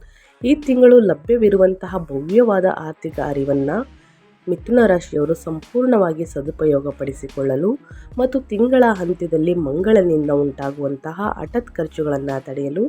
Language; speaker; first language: Kannada; native; Kannada